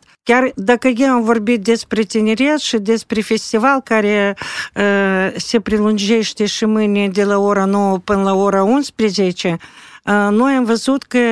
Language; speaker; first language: Romanian; non-native, local second language; Russian